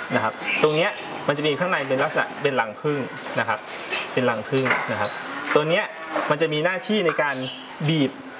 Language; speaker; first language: Thai; native; Thai